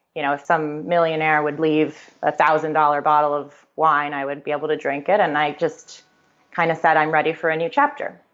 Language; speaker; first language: English; native; English